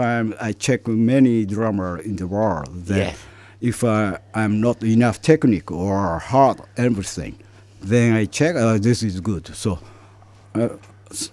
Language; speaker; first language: English; non-native, fluent; Japanese